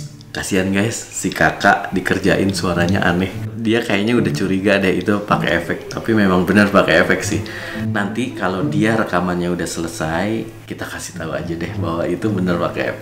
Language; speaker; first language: Indonesian; native; Indonesian